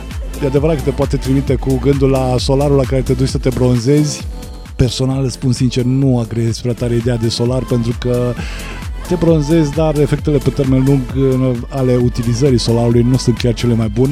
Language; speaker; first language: Romanian; native; Romanian